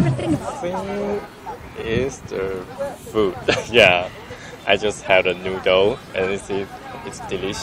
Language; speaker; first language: English; non-native, fluent; Chinese